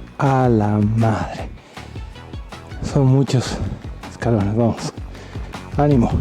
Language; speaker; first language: Spanish; native; Spanish